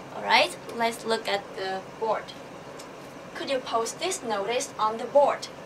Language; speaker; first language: English; non-native, fluent; Vietnamese